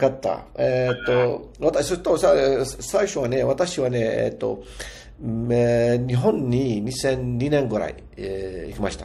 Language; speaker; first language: Japanese; non-native, fluent; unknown